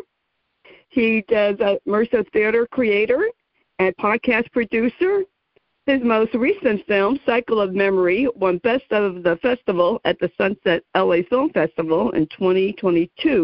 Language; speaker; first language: English; native; English